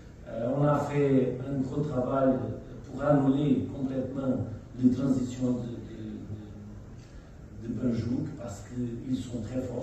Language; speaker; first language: French; non-native, learner; Portuguese